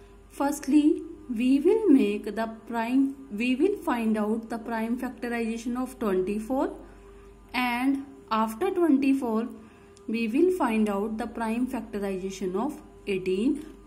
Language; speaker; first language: English; non-native, local second language; Hindi